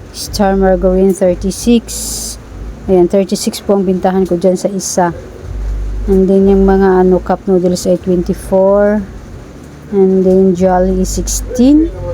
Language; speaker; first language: Filipino; non-native, local second language; Cebuano